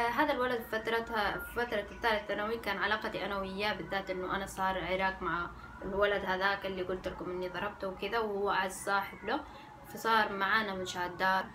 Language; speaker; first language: Arabic; early bilingual, other home language; Korean